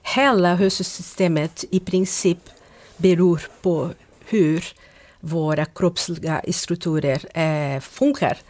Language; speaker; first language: Swedish; non-native, fluent; Portuguese